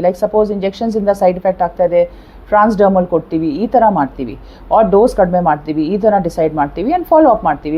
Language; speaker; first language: Kannada; non-native, learner; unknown